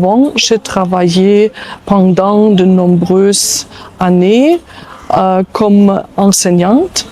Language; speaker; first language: French; non-native, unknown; German